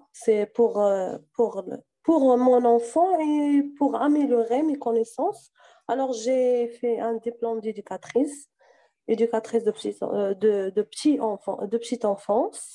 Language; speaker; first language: French; non-native, fluent; Arabic